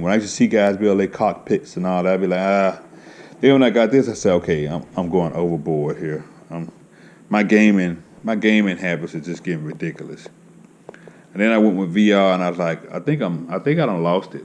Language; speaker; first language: English; native; English